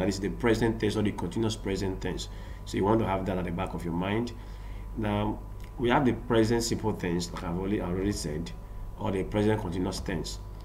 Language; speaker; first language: English; non-native, local second language; Yoruba